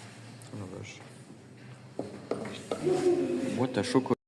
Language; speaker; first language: French; native; French